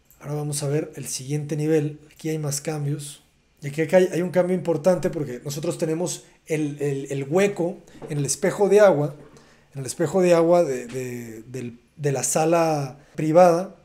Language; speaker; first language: Spanish; native; Spanish